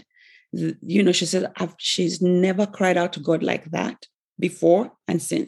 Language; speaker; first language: English; non-native, local second language; Ganda